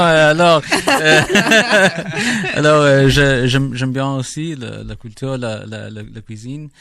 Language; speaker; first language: French; non-native, learner; English